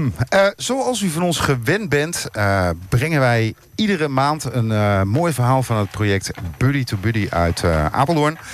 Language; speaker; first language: Dutch; native; Dutch